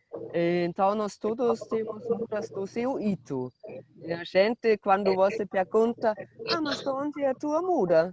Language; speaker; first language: Portuguese; non-native, fluent; German